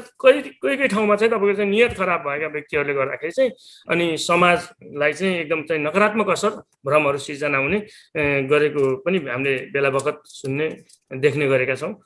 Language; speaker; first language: Nepali; native; Nepali